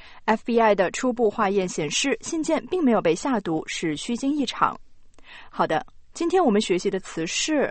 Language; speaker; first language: Chinese; native; Chinese